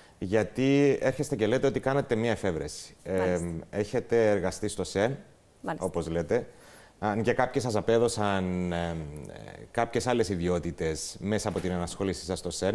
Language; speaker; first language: Greek; native; Greek